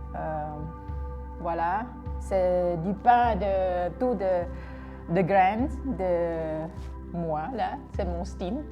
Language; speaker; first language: French; non-native, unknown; Thai